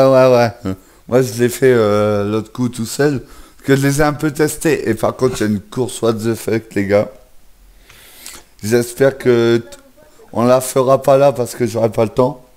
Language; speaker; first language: French; native; French